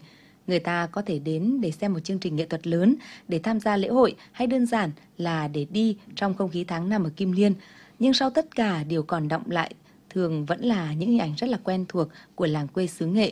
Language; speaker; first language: Vietnamese; native; Vietnamese